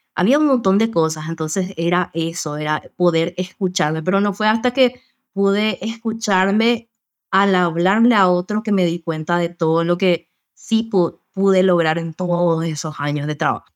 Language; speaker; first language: Spanish; native; Spanish